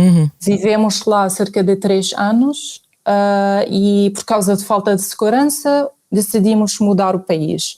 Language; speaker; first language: Portuguese; non-native, fluent; Arabic